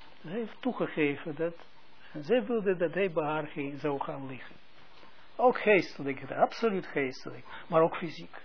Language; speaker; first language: Dutch; non-native, fluent; Hebrew